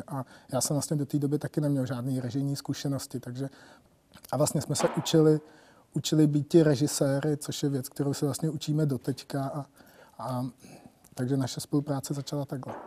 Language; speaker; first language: Czech; native; Czech